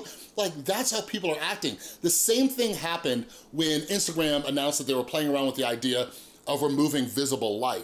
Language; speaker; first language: English; native; English